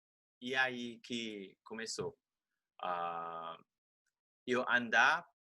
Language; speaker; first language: Portuguese; non-native, fluent; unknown